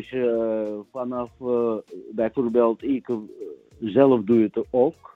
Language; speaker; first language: Dutch; non-native, fluent; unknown